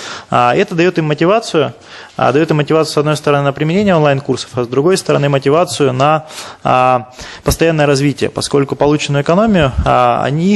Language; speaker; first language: Russian; native; Russian